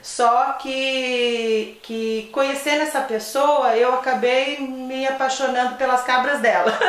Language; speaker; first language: Portuguese; native; Portuguese